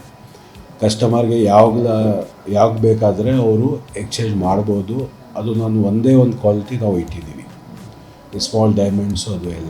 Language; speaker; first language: Kannada; non-native, local second language; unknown